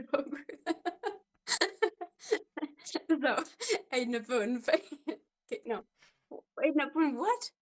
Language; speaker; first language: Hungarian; non-native, learner; Romanian